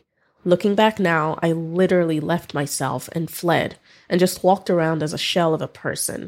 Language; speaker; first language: English; non-native, local second language; Yoruba